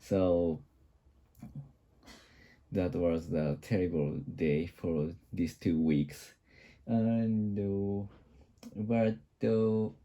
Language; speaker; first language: English; non-native, learner; Japanese